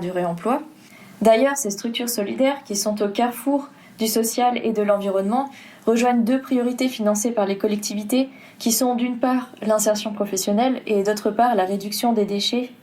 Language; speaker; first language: French; native; French